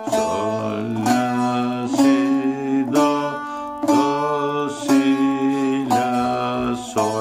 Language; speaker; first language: Turkish; native; Turkish